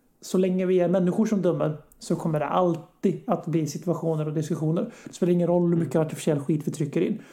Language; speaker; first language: Swedish; native; Swedish